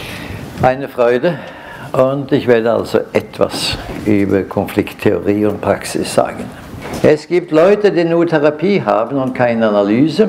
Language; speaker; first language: German; non-native, fluent; Norwegian